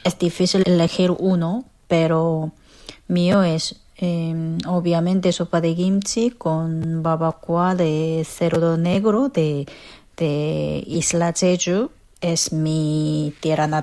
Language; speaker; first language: Spanish; non-native, fluent; Korean